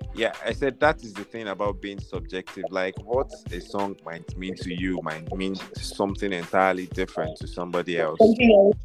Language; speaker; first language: English; non-native, local second language; Yoruba